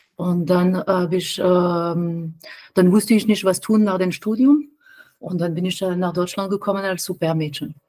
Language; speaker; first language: German; non-native, fluent; French